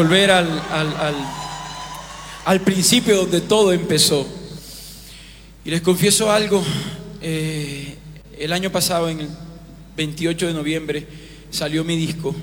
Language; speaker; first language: Spanish; native; Spanish